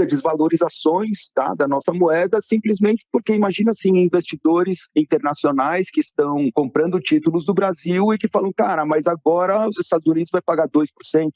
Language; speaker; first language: Portuguese; native; Portuguese